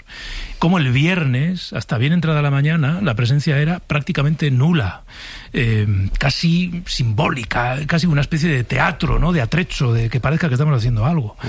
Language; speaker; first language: Spanish; native; Spanish